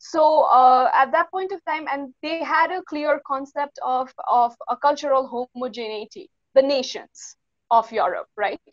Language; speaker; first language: English; non-native, local second language; Nepali